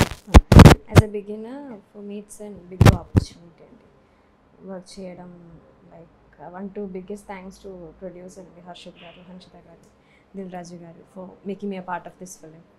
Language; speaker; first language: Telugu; non-native, learner; Malayalam